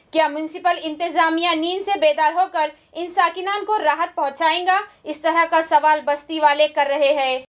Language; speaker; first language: Urdu; native; Urdu